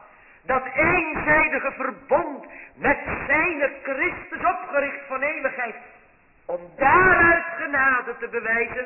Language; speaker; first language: Dutch; native; Dutch